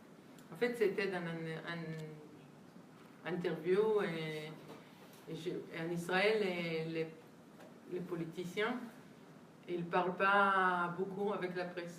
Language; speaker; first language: French; non-native, fluent; Hebrew